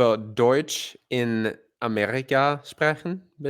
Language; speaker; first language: German; non-native, learner; English